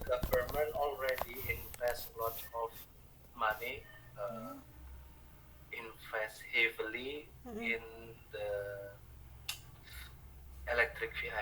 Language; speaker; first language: English; non-native, fluent; Indonesian